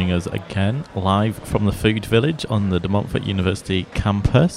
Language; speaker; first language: English; native; English